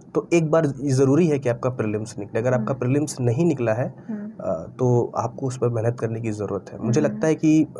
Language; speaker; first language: Hindi; native; Hindi